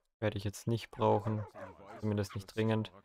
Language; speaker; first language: German; native; German